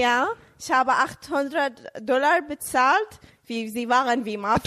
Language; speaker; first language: German; non-native, learner; Arabic